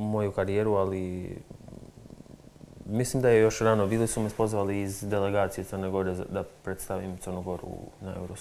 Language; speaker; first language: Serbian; non-native, local second language; Albanian